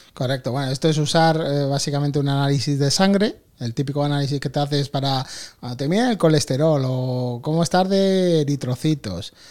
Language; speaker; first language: Spanish; native; Spanish